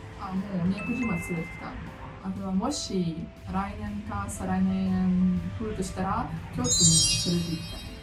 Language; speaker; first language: Japanese; non-native, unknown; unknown